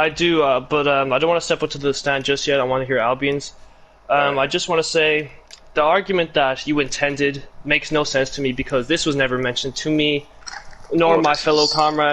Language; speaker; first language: English; native; English